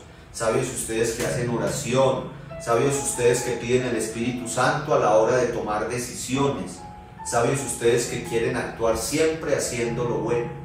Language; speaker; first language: Spanish; native; Spanish